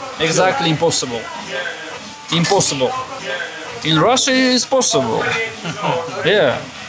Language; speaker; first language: English; non-native, learner; Russian